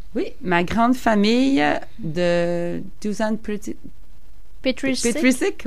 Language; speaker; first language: French; native; French